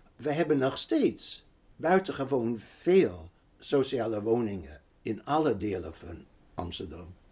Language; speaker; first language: Dutch; non-native, fluent; English